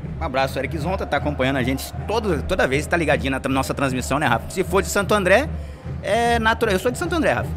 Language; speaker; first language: Portuguese; native; Portuguese